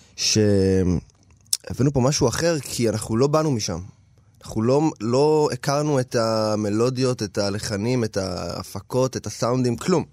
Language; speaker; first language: Hebrew; native; Hebrew